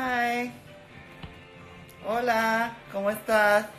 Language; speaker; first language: Spanish; non-native, learner; English